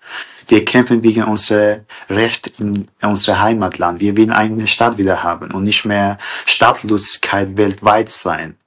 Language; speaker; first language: German; non-native, learner; Kurdish